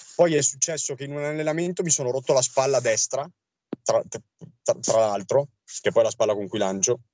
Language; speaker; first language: Italian; non-native, fluent; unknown